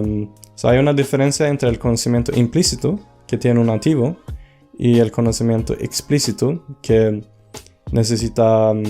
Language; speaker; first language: Spanish; non-native, fluent; Swedish